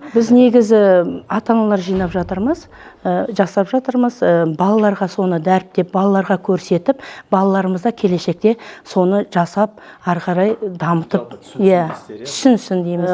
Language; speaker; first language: Kazakh; native; Kazakh